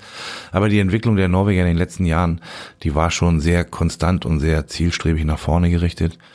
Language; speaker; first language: German; native; German